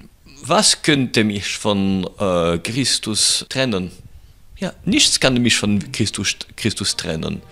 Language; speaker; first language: German; non-native, local second language; French